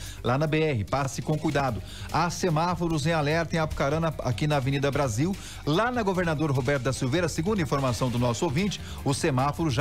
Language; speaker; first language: Portuguese; native; Portuguese